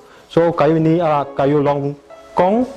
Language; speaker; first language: Indonesian; non-native, local second language; Chinese